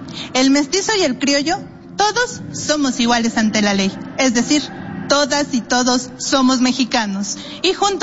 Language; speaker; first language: Spanish; native; Spanish